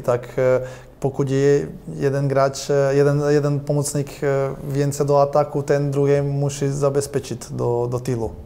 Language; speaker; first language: Polish; non-native, learner; Croatian